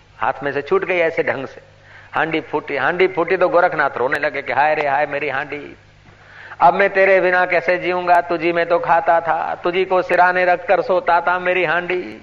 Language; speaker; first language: Hindi; non-native, local second language; Sindhi